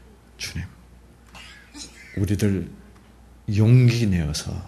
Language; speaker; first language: Korean; native; Korean